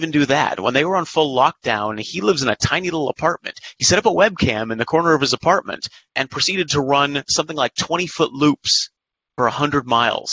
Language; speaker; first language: English; native; English